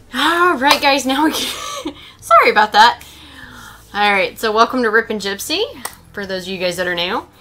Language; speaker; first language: English; native; English